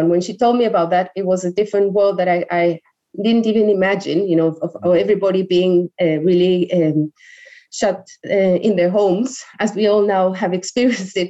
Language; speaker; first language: English; non-native, fluent; Spanish